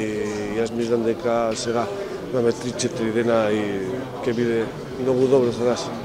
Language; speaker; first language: Macedonian; non-native, fluent; Spanish